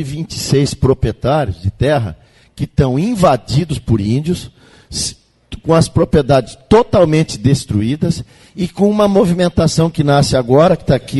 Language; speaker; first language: Portuguese; native; Portuguese